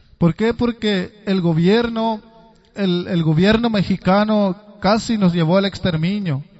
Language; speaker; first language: Spanish; non-native, local second language; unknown